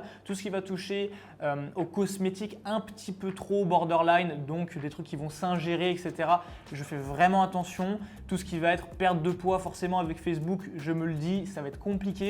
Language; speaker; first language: French; native; French